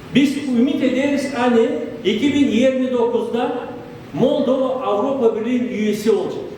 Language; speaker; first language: Turkish; non-native, fluent; Romanian